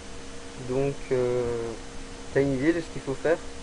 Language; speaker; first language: French; native; French